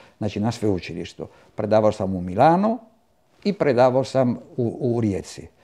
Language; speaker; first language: Croatian; non-native, local second language; Italian